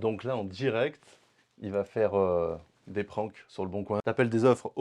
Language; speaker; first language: French; native; French